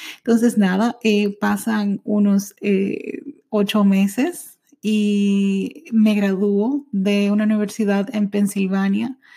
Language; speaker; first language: Spanish; early bilingual, heritage; Spanish